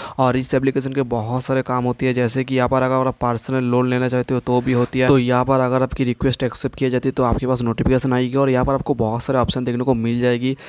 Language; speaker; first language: Hindi; non-native, local second language; Bangla